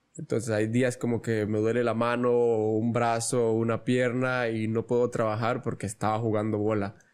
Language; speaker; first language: Spanish; native; Spanish